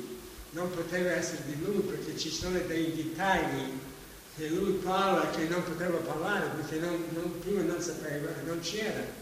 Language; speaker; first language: Italian; non-native, fluent; English